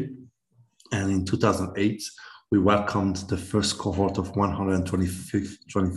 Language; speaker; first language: English; non-native, local second language; Kinyarwanda